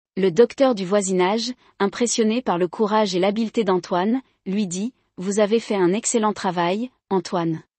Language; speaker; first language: French; non-native, local second language; Arabic